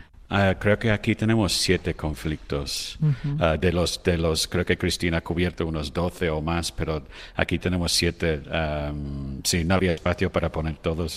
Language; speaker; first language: Spanish; non-native, fluent; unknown